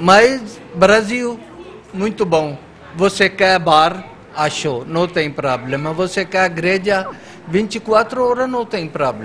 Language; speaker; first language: Portuguese; non-native, learner; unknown